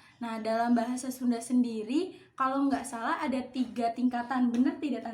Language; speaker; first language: Indonesian; non-native, local second language; Javanese